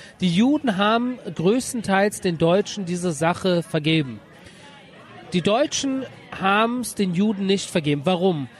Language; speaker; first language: German; early bilingual, other home language; Persian